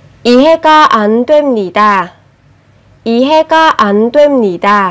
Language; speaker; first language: Korean; non-native, fluent; Vietnamese